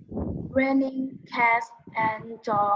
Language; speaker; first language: English; non-native, learner; Vietnamese